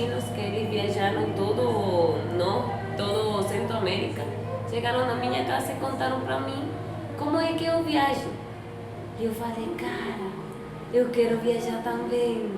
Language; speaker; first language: Portuguese; non-native, fluent; Spanish